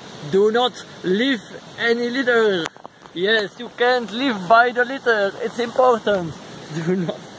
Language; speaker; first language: English; non-native, fluent; Dutch